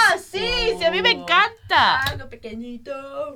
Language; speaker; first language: Spanish; non-native, local second language; Catalan